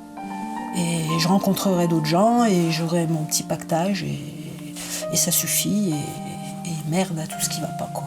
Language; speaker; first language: French; native; French